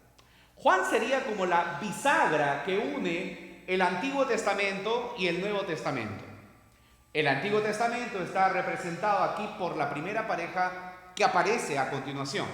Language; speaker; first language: Spanish; native; Spanish